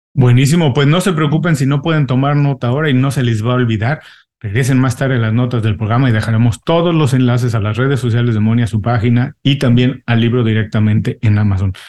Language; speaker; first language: Spanish; native; Spanish